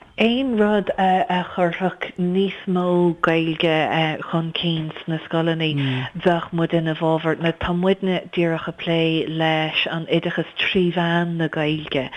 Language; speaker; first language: Irish; native; Irish